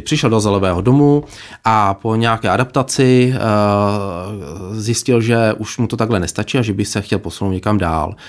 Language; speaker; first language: Czech; native; Czech